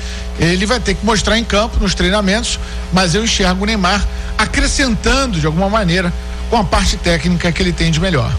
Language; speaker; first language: Portuguese; native; Portuguese